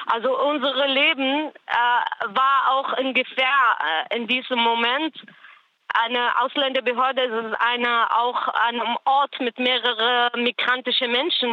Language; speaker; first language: German; non-native, learner; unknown